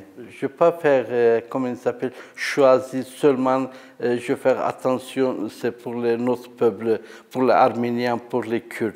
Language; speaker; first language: French; non-native, learner; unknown